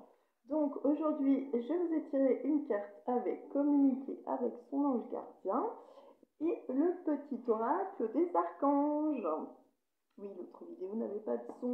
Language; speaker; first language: French; native; French